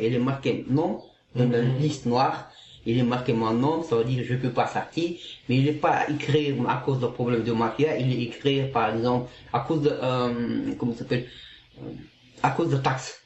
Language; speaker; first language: French; non-native, learner; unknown